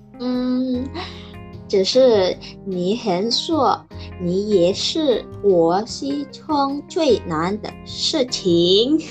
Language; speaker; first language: Chinese; non-native, learner; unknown